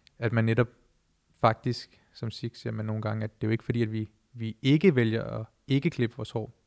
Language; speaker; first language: Danish; early bilingual, other home language; Punjabi